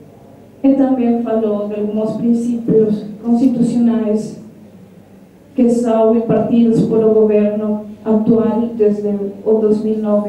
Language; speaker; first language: Portuguese; non-native, learner; Spanish